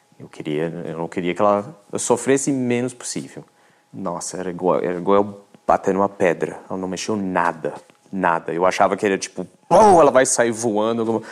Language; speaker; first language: Portuguese; non-native, fluent; French